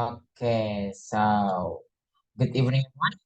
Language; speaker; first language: English; non-native, fluent; Indonesian